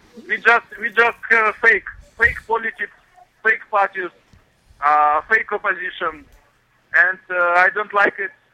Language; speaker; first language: English; non-native, learner; Russian